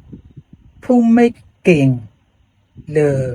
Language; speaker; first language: Thai; non-native, fluent; Burmese